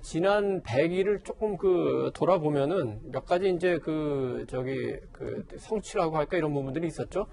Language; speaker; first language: Korean; native; Korean